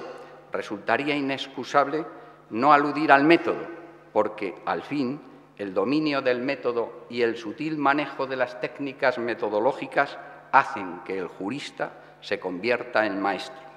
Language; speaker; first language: Spanish; native; Spanish